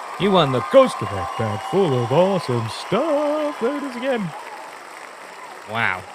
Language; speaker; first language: English; native; English